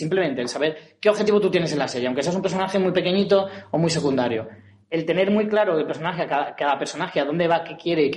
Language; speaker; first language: Spanish; native; Spanish